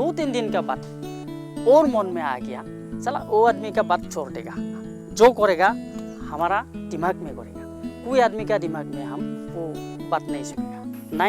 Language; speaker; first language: Hindi; non-native, local second language; Assamese